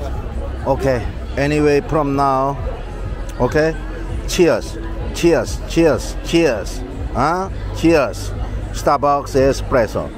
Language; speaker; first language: English; non-native, learner; Korean